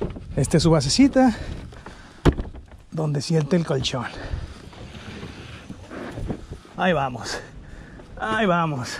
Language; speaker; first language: Spanish; native; Spanish